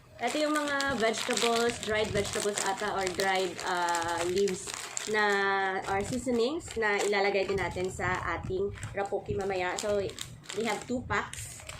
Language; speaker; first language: Filipino; native; Filipino